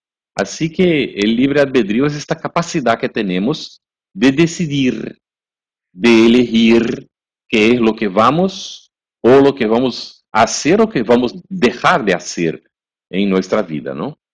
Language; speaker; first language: Spanish; non-native, fluent; Portuguese